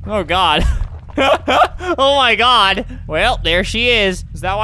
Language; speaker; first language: English; native; English